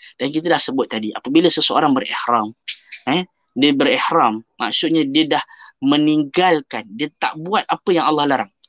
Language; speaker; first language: Malay; native; Malay